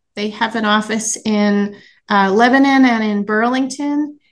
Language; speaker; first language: English; native; English